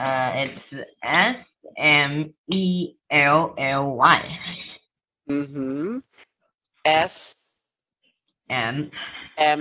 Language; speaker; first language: English; non-native, learner; Chinese